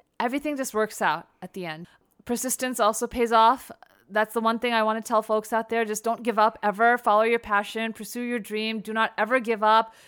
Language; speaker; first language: English; native; English